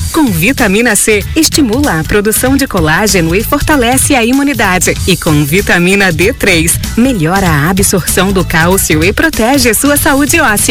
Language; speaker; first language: Portuguese; native; Portuguese